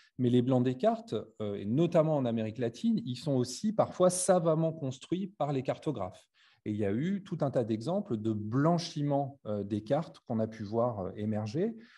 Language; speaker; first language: French; native; French